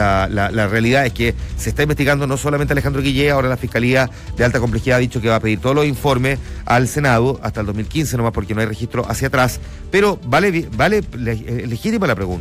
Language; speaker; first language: Spanish; native; Spanish